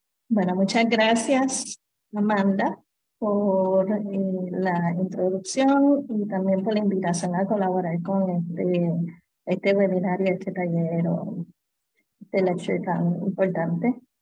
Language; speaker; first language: Spanish; native; Spanish